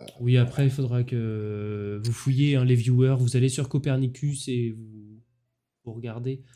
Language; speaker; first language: French; native; French